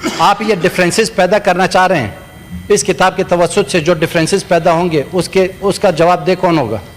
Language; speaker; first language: Urdu; non-native, local second language; Pashto